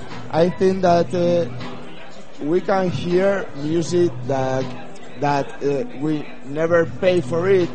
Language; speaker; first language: English; non-native, learner; Spanish